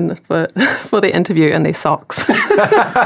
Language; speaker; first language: English; native; English